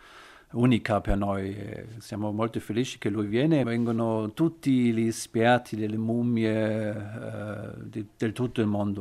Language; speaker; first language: Italian; non-native, learner; German